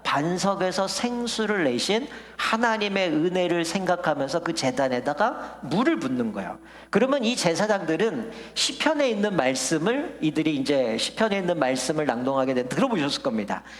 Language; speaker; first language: Korean; native; Korean